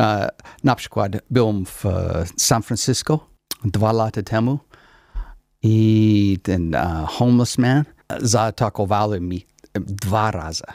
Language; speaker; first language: Polish; non-native, learner; English